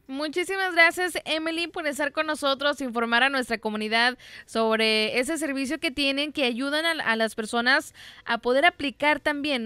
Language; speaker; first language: Spanish; native; Spanish